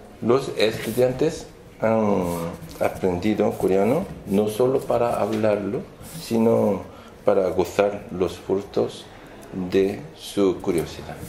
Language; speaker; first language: Spanish; non-native, fluent; Korean